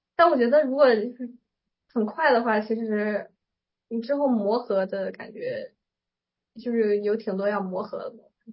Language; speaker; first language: Chinese; native; Chinese